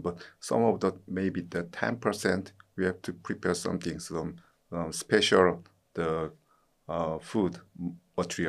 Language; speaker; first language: English; non-native, learner; Korean